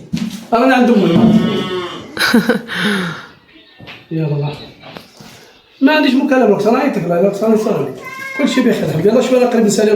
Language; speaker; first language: Arabic; native; Arabic